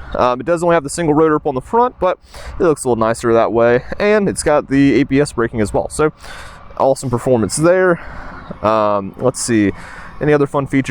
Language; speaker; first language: English; native; English